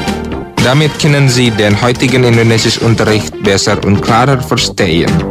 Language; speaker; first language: German; non-native, fluent; Indonesian